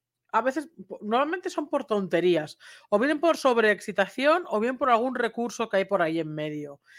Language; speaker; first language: Spanish; native; Spanish